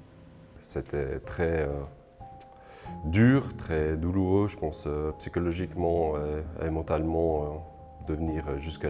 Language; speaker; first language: French; native; French